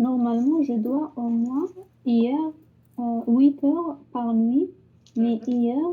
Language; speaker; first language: French; non-native, learner; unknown